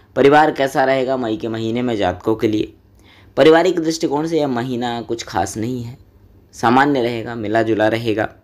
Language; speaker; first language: Hindi; native; Hindi